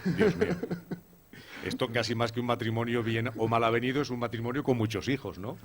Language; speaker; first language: Spanish; native; Spanish